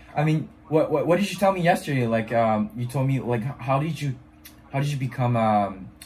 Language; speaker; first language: English; non-native, fluent; French